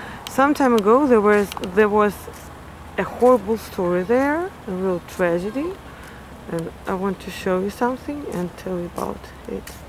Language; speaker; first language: English; non-native, fluent; Russian